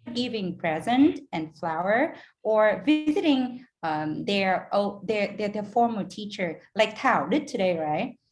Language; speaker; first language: English; non-native, fluent; Vietnamese